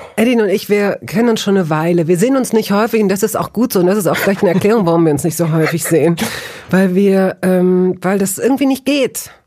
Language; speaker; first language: German; native; German